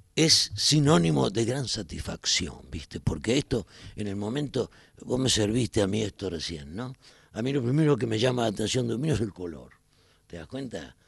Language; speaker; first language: Spanish; native; Spanish